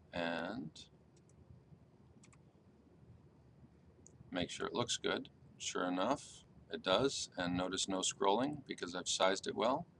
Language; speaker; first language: English; native; English